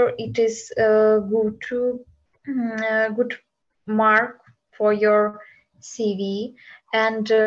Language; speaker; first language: English; non-native, learner; Ukrainian